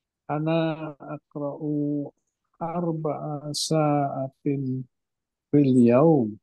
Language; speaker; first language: Arabic; non-native, learner; Indonesian